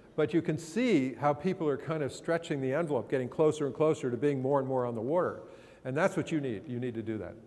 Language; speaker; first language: English; native; English